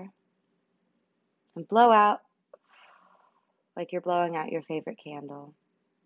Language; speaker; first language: English; native; English